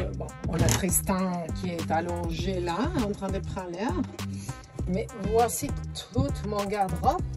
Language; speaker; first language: French; non-native, fluent; Spanish